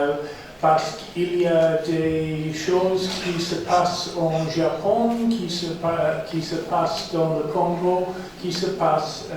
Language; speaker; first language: French; non-native, fluent; English